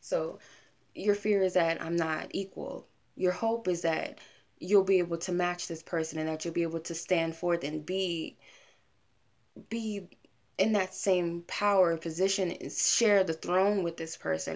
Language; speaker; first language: English; native; English